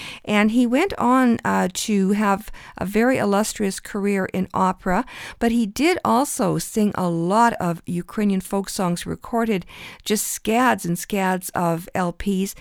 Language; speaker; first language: English; early bilingual, other home language; Ukrainian